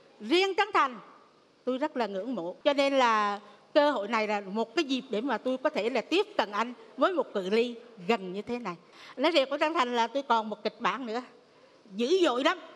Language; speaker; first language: Vietnamese; native; Vietnamese